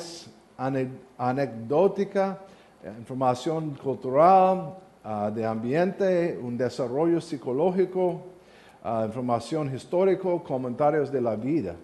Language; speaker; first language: Spanish; non-native, learner; English